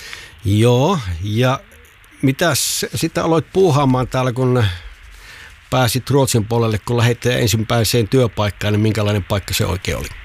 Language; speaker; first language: Finnish; native; Finnish